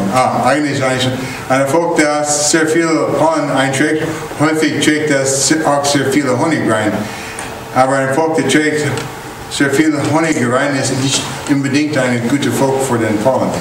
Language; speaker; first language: German; non-native, learner; English